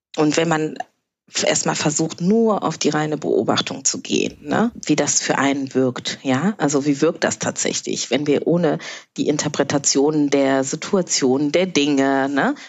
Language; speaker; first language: German; early bilingual, other home language; Kinyarwanda